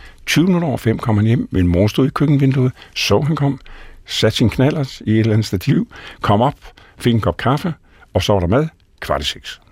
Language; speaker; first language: Danish; native; Danish